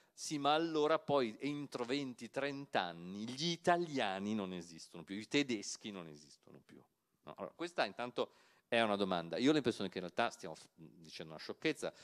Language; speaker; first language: Italian; native; Italian